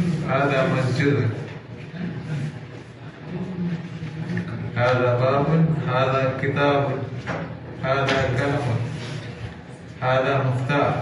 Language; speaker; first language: Arabic; non-native, learner; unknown